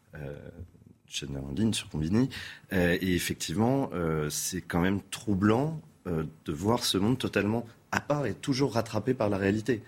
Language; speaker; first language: French; native; French